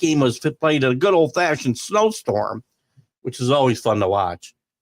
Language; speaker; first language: English; native; English